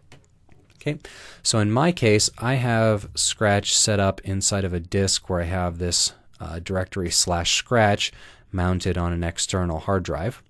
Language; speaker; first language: English; native; English